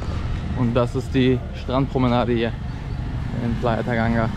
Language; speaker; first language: German; native; German